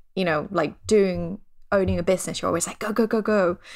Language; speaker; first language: English; non-native, fluent; Thai